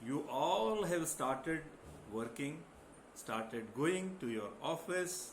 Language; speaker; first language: English; non-native, local second language; Hindi